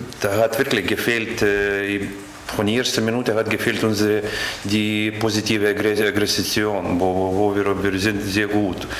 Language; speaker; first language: German; non-native, learner; Lithuanian